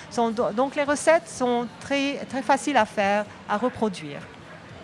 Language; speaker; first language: French; non-native, local second language; Arabic